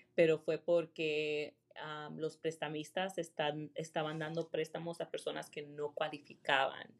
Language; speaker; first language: Spanish; early bilingual, heritage; Spanish